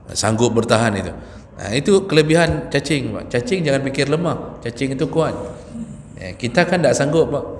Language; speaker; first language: Malay; native; Malay